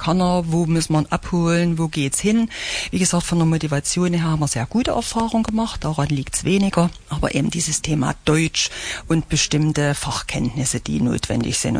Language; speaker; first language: German; native; German